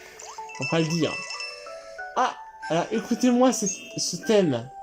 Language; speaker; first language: French; native; French